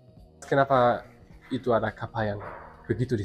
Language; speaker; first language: Indonesian; non-native, learner; German